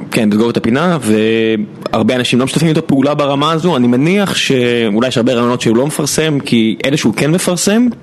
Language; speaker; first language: Hebrew; native; Hebrew